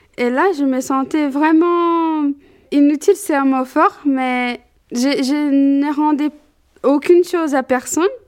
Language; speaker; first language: French; non-native, learner; Portuguese